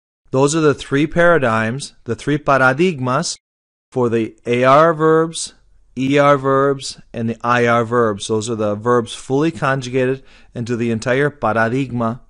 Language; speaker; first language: English; native; English